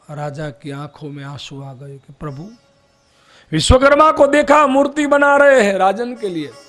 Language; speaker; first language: Hindi; non-native, local second language; Gujarati